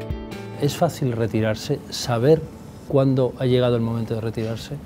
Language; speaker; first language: Spanish; native; Spanish